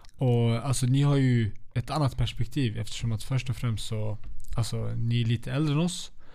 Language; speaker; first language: Swedish; early bilingual, other home language; Central Kurdish